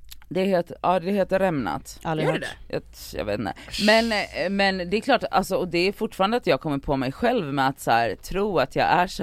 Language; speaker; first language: Swedish; native; Swedish